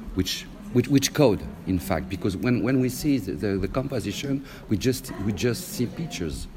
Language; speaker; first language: English; non-native, learner; French